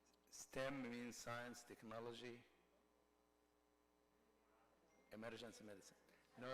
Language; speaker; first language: English; non-native, fluent; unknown